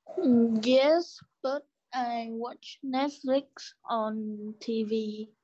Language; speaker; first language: English; non-native, learner; Vietnamese